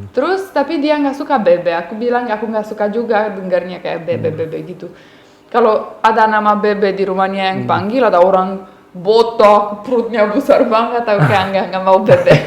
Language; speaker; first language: Indonesian; non-native, fluent; Romanian